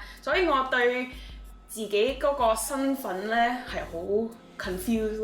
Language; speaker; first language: Cantonese; early bilingual, heritage; Cantonese